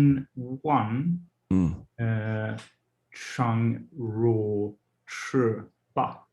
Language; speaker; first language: Chinese; non-native, learner; English